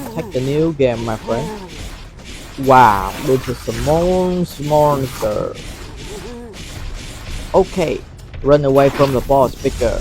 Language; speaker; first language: English; non-native, learner; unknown